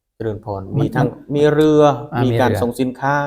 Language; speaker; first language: Thai; non-native, local second language; Khmer